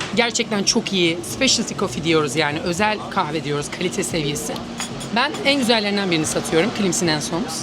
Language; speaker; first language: Turkish; native; Turkish